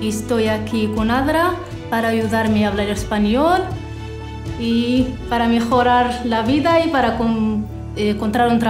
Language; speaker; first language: Spanish; non-native, learner; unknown